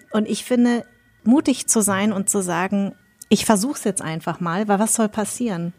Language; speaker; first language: German; early bilingual, other home language; Vietnamese